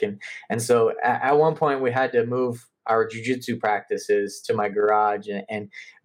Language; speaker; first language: English; native; English